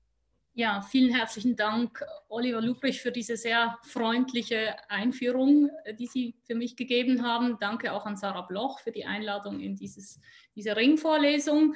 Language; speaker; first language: German; native; German